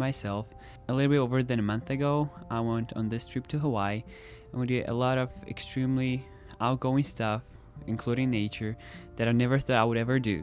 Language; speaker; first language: English; non-native, fluent; Georgian